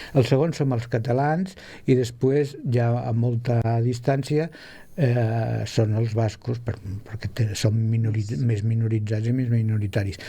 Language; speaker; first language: Catalan; native; Catalan